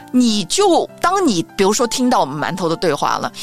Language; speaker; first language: Chinese; native; Chinese